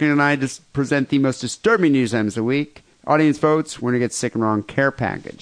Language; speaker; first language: English; native; English